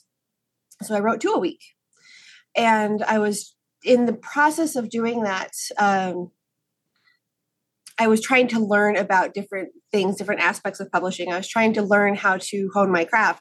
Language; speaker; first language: English; native; English